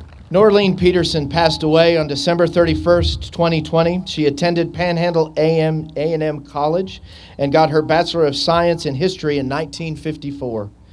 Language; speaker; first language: English; native; English